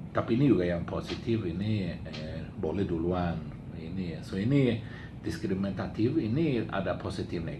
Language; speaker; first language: Indonesian; non-native, learner; Swedish